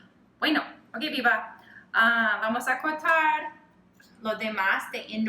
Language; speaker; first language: Spanish; non-native, learner; English